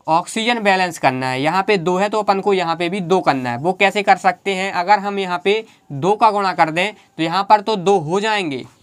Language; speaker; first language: Hindi; native; Hindi